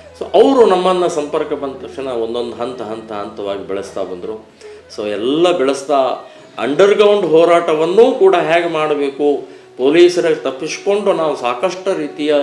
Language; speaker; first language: Kannada; native; Kannada